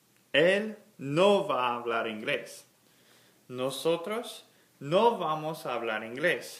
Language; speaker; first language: Spanish; non-native, fluent; English